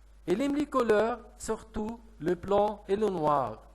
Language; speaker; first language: French; non-native, fluent; Arabic